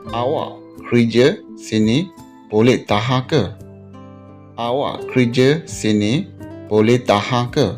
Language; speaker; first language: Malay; non-native, fluent; Burmese